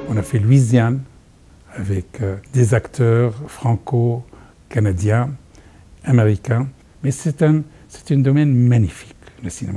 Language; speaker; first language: French; non-native, fluent; Arabic